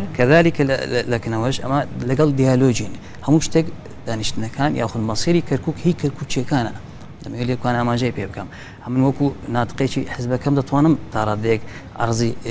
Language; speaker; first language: Central Kurdish; non-native, local second language; Azerbaijani